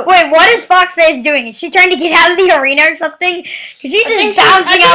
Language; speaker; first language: English; native; English